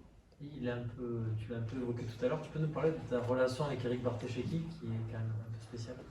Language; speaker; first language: French; native; French